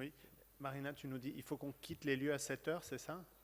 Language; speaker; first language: French; native; French